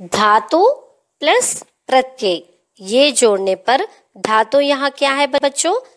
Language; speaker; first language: Hindi; non-native, local second language; Telugu